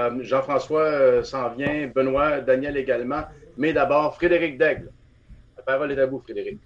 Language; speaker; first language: French; native; French